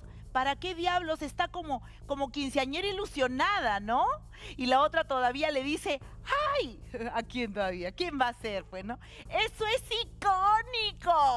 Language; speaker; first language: Spanish; native; Spanish